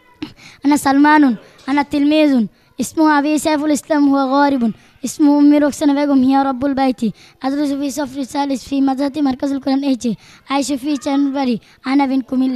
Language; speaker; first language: Arabic; non-native, learner; Bangla